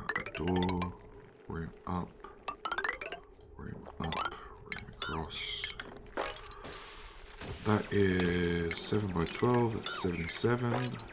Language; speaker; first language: English; native; English